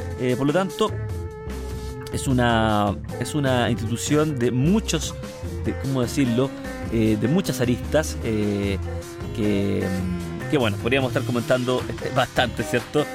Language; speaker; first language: Spanish; native; Spanish